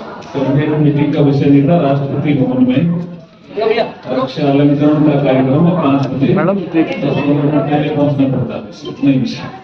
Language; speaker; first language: Hindi; native; Hindi